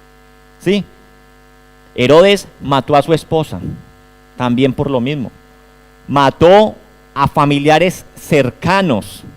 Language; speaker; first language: Spanish; native; Spanish